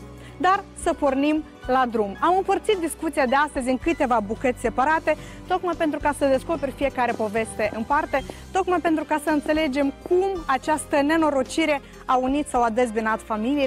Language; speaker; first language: Romanian; native; Romanian